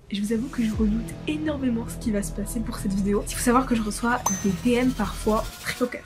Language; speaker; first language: French; native; French